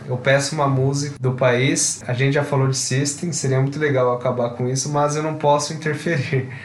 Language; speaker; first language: Portuguese; native; Portuguese